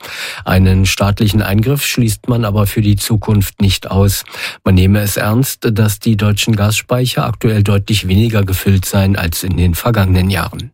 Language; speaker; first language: German; native; German